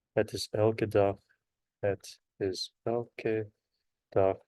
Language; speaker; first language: Dutch; non-native, learner; Korean